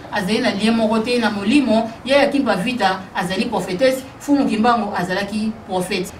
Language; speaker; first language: Lingala; non-native, local second language; Kongo